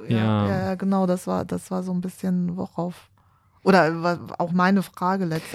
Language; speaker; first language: German; native; German